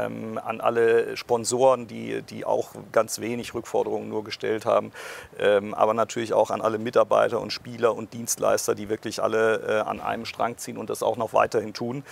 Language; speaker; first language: German; native; German